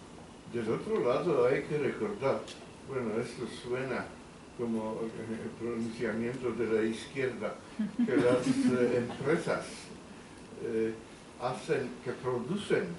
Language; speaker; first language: Spanish; non-native, fluent; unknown